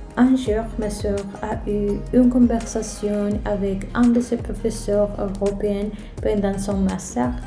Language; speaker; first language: French; non-native, fluent; Spanish